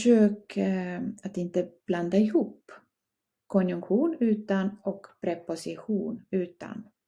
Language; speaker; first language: Swedish; non-native, fluent; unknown